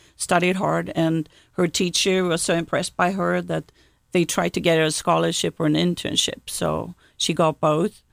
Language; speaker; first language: English; non-native, fluent; Swedish